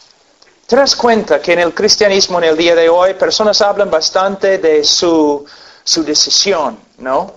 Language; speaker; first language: Spanish; non-native, fluent; English